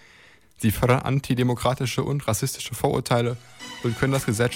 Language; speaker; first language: German; native; German